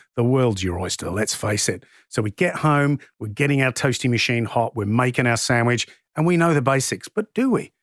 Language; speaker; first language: English; native; English